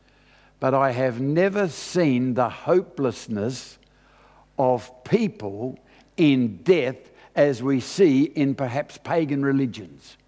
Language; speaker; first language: English; native; English